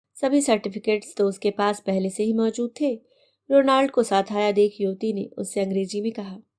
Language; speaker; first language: Hindi; native; Hindi